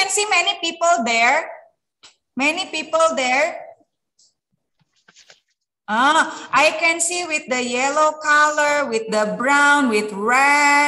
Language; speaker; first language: English; non-native, fluent; Indonesian